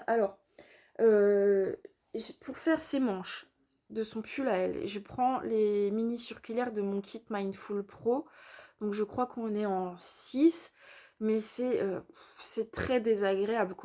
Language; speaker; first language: French; native; French